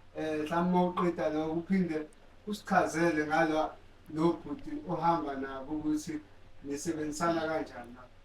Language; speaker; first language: Zulu; native; Zulu